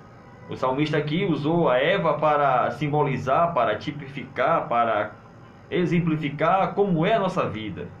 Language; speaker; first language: Portuguese; native; Portuguese